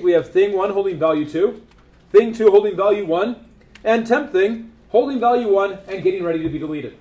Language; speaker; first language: English; native; English